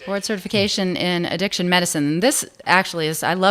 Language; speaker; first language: English; native; English